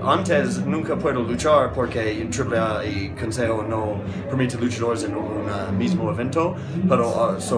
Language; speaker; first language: Spanish; non-native, learner; English